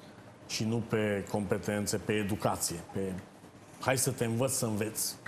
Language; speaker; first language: Romanian; native; Romanian